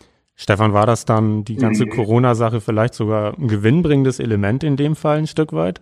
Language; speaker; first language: German; native; German